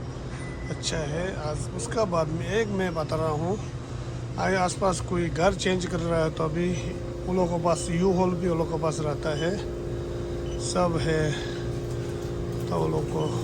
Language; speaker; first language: Hindi; non-native, local second language; Tibetan